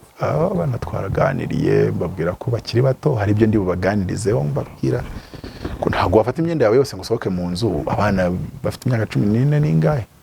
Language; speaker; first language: Kinyarwanda; native; Kinyarwanda